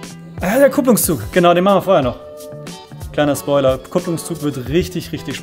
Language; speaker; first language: German; native; German